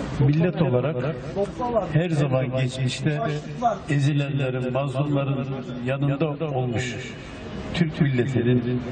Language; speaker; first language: Turkish; native; Turkish